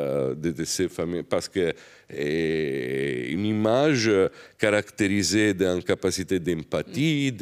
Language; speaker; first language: French; non-native, fluent; Italian